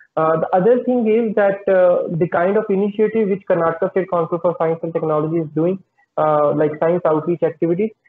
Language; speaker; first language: English; non-native, local second language; Punjabi